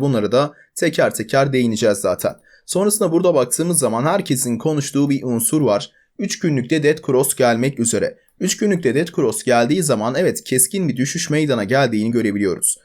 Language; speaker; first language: Turkish; native; Turkish